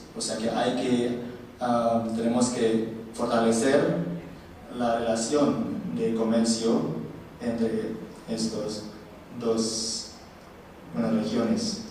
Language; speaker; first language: Spanish; non-native, learner; Indonesian